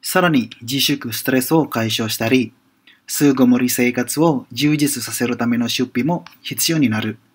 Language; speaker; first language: Japanese; non-native, fluent; Indonesian